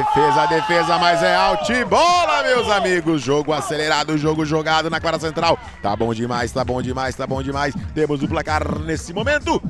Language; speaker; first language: Portuguese; native; Portuguese